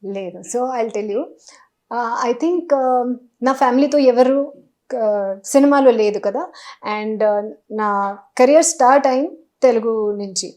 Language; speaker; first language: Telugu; non-native, local second language; Hindi